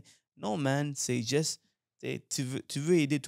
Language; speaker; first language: French; native; French